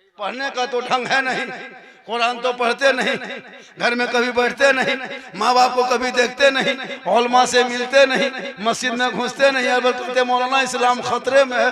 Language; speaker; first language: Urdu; non-native, local second language; Bhojpuri